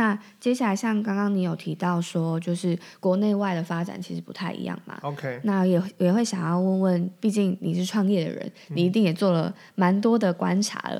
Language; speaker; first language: Chinese; native; Chinese